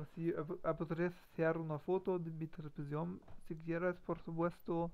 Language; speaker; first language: Spanish; non-native, learner; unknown